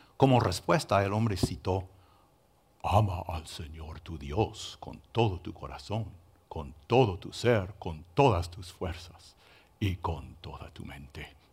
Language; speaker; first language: Spanish; non-native, fluent; English